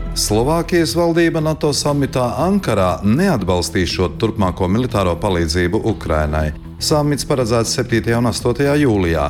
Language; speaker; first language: Latvian; native; Latvian